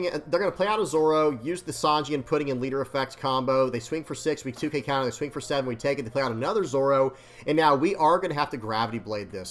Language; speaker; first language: English; native; English